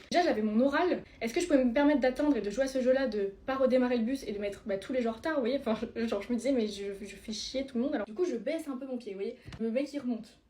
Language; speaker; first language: French; early bilingual, other home language; Spanish